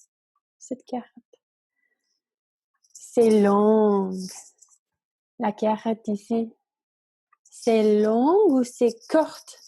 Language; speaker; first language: French; non-native, fluent; English